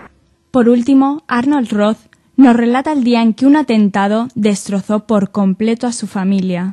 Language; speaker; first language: Spanish; native; Spanish